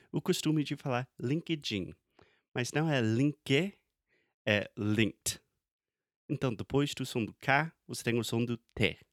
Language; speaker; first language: Portuguese; non-native, fluent; English